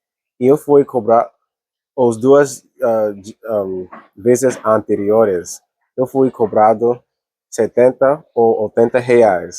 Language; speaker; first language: Portuguese; non-native, learner; English